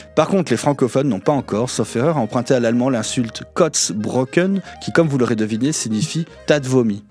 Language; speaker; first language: French; native; French